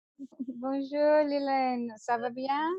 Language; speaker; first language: French; non-native, learner; English